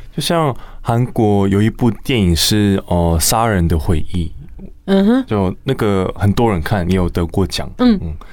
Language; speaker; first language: Chinese; non-native, fluent; Korean